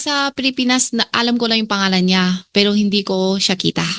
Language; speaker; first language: Filipino; early bilingual, other home language; Chinese